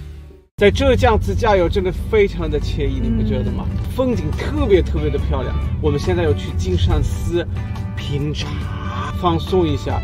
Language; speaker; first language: Chinese; non-native, fluent; German